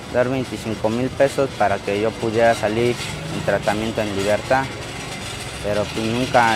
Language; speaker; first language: Spanish; early bilingual, other home language; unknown